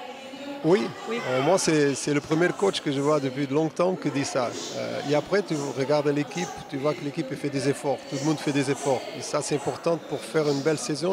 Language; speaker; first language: French; non-native, fluent; Portuguese